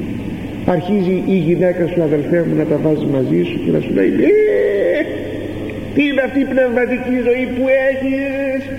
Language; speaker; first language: Greek; native; Greek